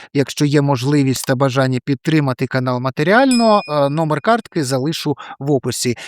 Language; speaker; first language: Ukrainian; native; Ukrainian